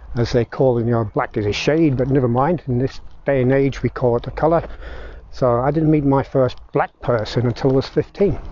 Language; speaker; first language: English; native; English